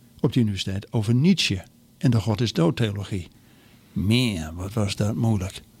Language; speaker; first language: Dutch; native; Dutch